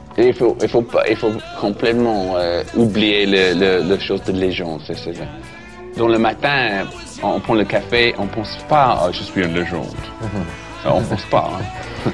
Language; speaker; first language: French; non-native, learner; English